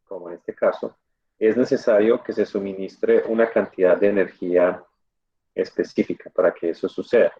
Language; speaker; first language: Spanish; native; Spanish